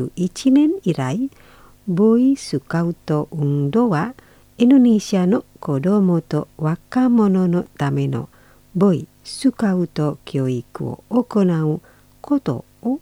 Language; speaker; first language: Japanese; non-native, fluent; Indonesian